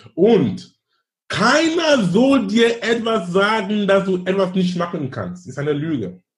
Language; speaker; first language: German; non-native, fluent; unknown